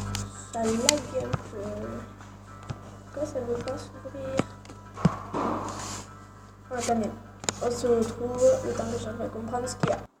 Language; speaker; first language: French; native; French